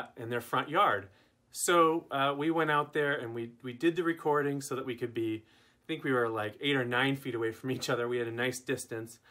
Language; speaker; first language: English; native; English